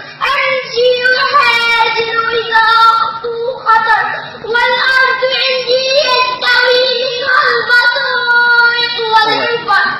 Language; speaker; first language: Arabic; native; Arabic